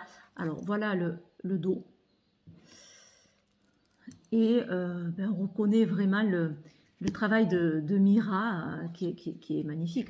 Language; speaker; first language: French; native; French